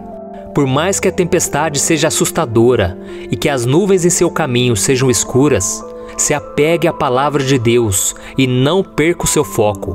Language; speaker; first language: Portuguese; native; Portuguese